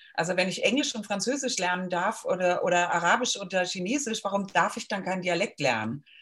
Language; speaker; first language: German; native; German